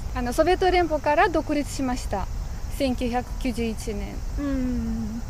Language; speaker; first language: Japanese; non-native, fluent; Romanian